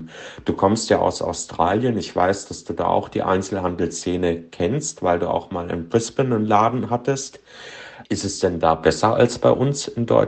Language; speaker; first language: German; native; German